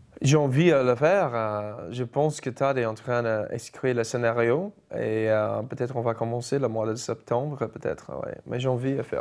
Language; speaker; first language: French; non-native, fluent; English